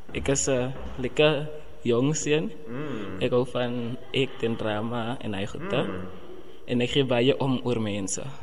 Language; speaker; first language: Afrikaans; non-native, local second language; Xhosa